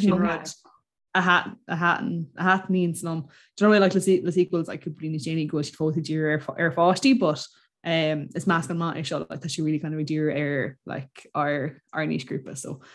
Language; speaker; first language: Irish; non-native, local second language; English